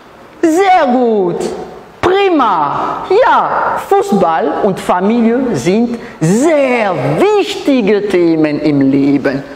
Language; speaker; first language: German; non-native, learner; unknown